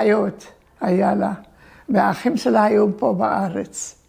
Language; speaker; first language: Hebrew; early bilingual, other home language; Turkish